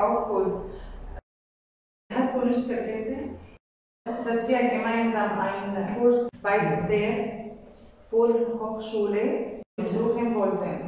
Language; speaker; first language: German; non-native, learner; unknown